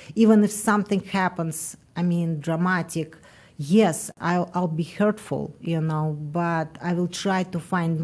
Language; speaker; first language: English; non-native, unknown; Russian